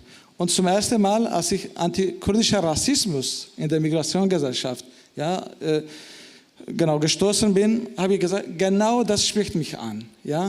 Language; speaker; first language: German; non-native, fluent; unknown